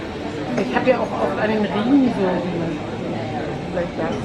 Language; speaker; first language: German; native; German